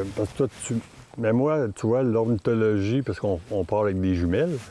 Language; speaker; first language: French; native; French